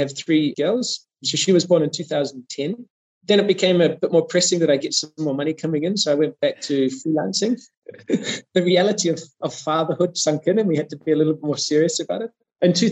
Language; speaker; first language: English; native; English